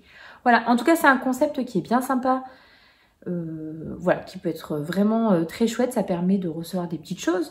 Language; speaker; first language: French; native; French